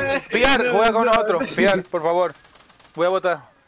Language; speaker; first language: Spanish; early bilingual, heritage; Spanish